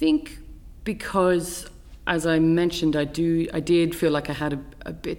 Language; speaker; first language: English; native; English